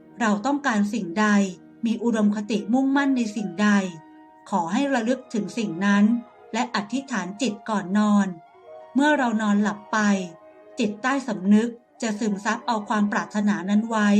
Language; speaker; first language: Thai; native; Thai